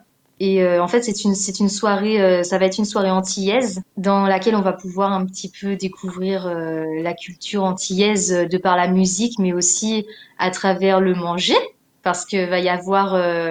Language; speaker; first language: French; native; French